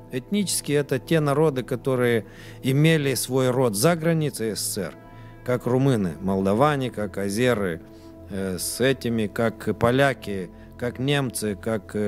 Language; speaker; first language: Russian; non-native, local second language; Romanian